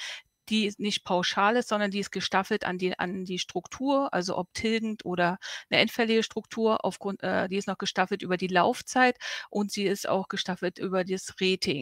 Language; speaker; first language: German; native; German